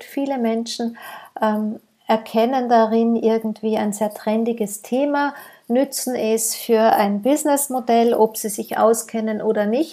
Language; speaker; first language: German; native; German